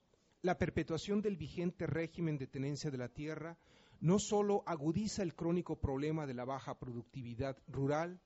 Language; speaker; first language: Spanish; native; Spanish